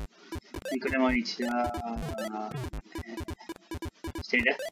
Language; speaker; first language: Japanese; non-native, learner; English